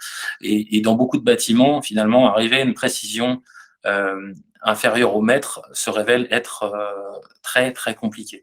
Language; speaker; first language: French; native; French